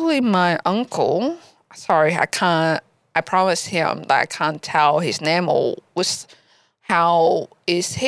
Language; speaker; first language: English; non-native, learner; Vietnamese